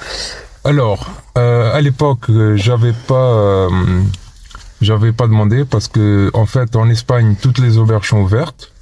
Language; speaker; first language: French; non-native, fluent; Portuguese